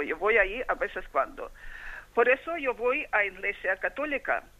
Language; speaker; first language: Spanish; non-native, learner; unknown